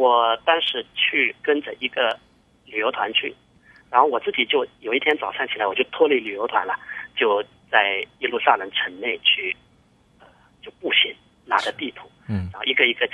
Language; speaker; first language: Chinese; native; Chinese